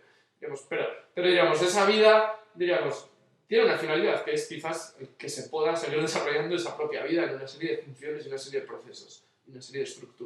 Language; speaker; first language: Spanish; native; Spanish